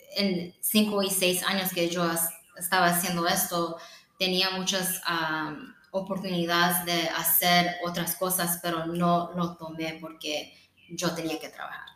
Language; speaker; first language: Spanish; non-native, fluent; English